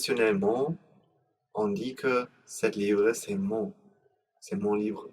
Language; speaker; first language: French; non-native, learner; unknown